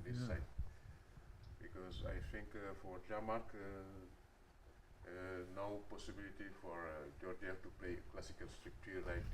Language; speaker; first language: English; non-native, learner; Wolof